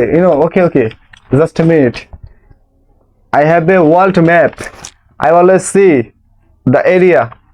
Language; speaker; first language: English; non-native, learner; Bangla